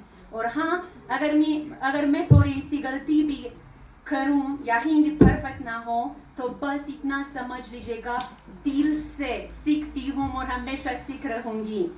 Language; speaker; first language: Hindi; non-native, fluent; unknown